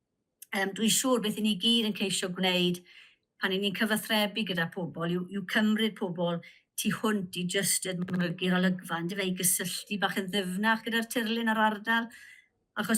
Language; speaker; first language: Welsh; native; Welsh